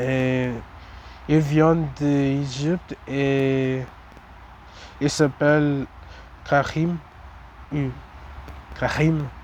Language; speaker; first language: French; non-native, learner; English